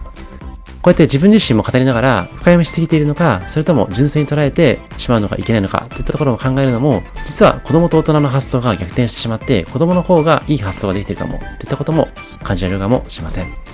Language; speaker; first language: Japanese; native; Japanese